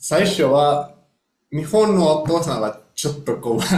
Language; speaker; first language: Japanese; non-native, learner; Spanish